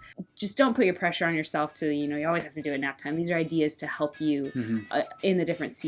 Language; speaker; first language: English; native; English